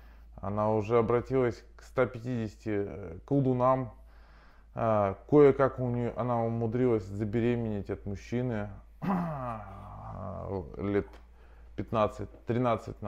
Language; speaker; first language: Russian; native; Russian